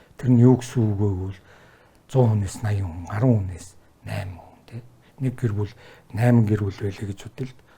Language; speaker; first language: Mongolian; native; Mongolian